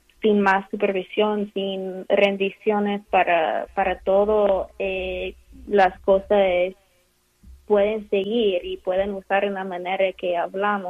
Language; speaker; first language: Spanish; non-native, fluent; English